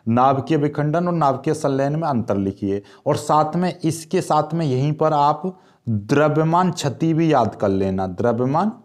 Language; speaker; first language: Hindi; native; Hindi